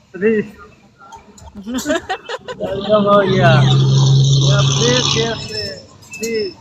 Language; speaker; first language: English; non-native, learner; Urdu